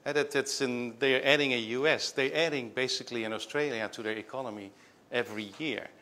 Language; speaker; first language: English; non-native, fluent; Dutch